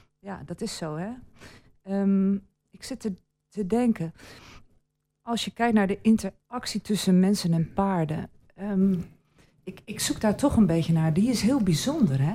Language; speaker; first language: Dutch; native; Dutch